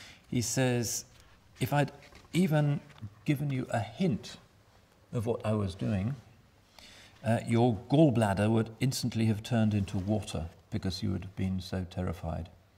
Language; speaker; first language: English; native; English